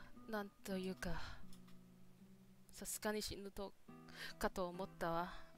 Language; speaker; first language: Japanese; non-native, learner; Cantonese